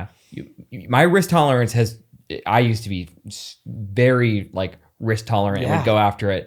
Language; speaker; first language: English; native; English